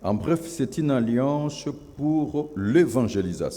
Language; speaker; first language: French; non-native, local second language; Lingala